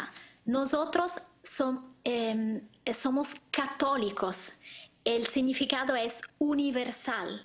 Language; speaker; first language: Spanish; non-native, learner; Italian